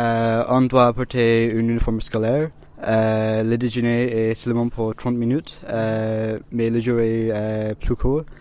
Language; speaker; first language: French; non-native, learner; English